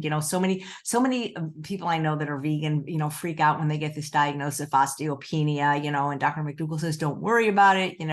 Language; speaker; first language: English; native; English